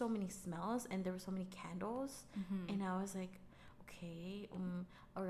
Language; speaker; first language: English; non-native, local second language; Filipino